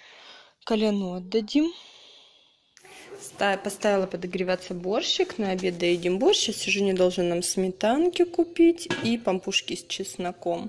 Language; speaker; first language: Russian; native; Russian